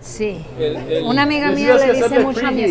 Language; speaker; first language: Spanish; early bilingual, heritage; Spanish